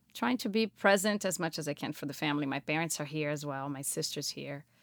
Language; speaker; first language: English; non-native, fluent; Portuguese